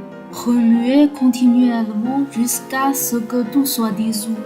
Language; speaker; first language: French; non-native, fluent; Chinese